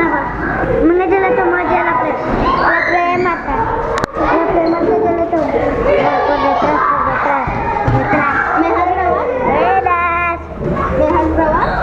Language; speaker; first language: Spanish; native; Spanish